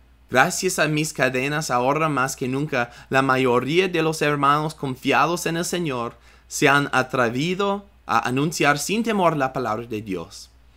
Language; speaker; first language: Spanish; non-native, fluent; English